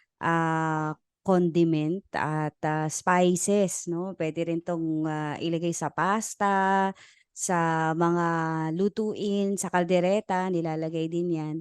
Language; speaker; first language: Filipino; native; Filipino